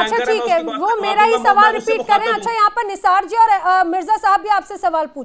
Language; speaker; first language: Hindi; native; Hindi